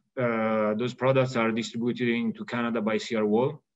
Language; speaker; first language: English; non-native, fluent; Italian